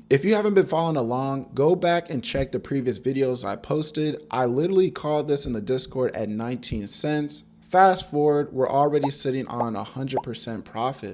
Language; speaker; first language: English; native; English